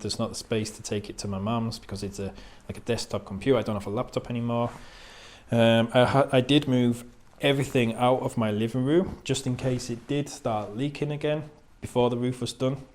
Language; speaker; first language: English; native; English